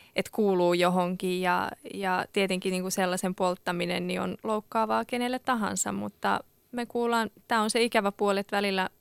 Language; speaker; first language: Finnish; early bilingual, other home language; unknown